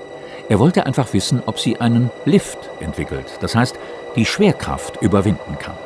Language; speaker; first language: German; native; German